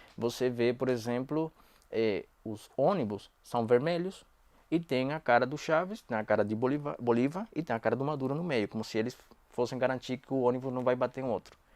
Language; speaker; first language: Portuguese; non-native, fluent; Spanish